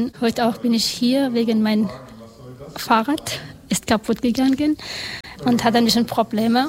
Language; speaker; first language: German; non-native, learner; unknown